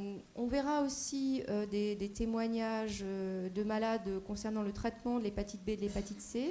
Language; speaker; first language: French; native; French